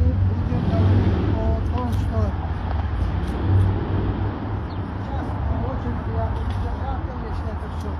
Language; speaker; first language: Russian; non-native, fluent; Uzbek